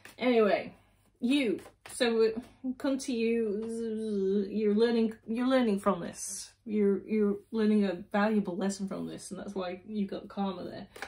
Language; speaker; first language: English; native; English